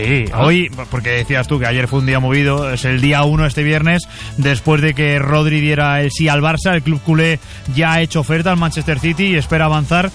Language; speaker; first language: Spanish; native; Spanish